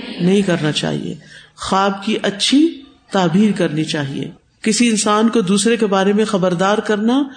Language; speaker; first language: Urdu; non-native, local second language; Punjabi